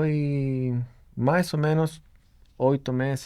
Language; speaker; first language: Portuguese; non-native, fluent; Spanish